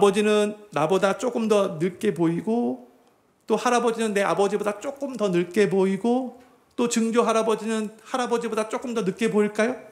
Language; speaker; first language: Korean; native; Korean